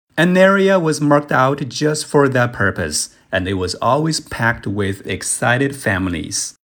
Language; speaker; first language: English; non-native, fluent; Chinese